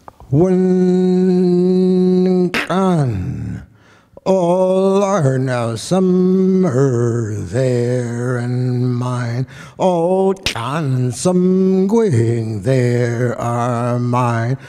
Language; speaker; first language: English; native; English